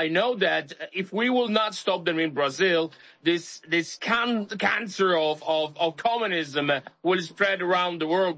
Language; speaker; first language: English; non-native, fluent; Polish